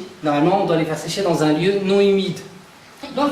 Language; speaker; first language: French; native; French